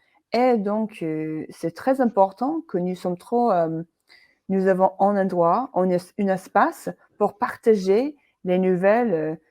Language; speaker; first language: French; non-native, fluent; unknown